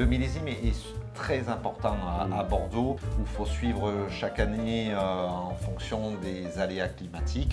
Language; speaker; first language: French; native; French